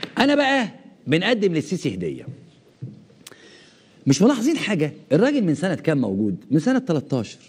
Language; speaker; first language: Arabic; native; Arabic